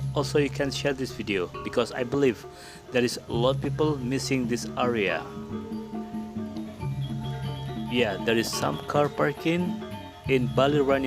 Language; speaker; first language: English; non-native, local second language; Indonesian